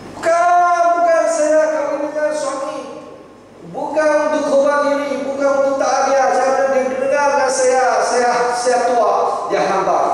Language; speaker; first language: Malay; non-native, local second language; Chinese